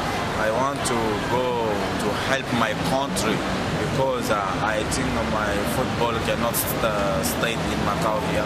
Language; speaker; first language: English; non-native, learner; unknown